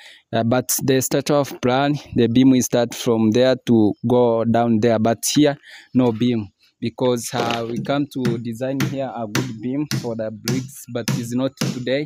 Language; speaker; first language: English; non-native, learner; Swahili